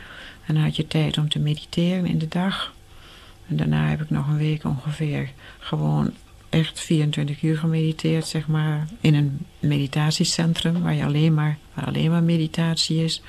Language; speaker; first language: Dutch; native; Dutch